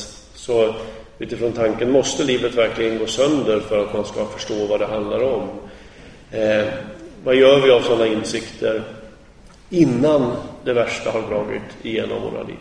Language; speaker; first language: Swedish; native; Swedish